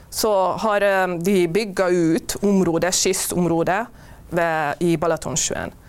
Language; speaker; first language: Norwegian; non-native, fluent; Hungarian